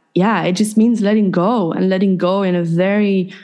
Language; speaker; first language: English; non-native, fluent; Dutch